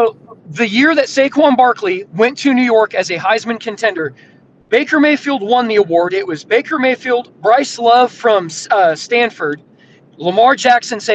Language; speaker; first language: English; native; English